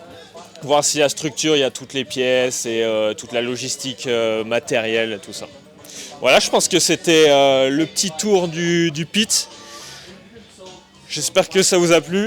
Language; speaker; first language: French; native; French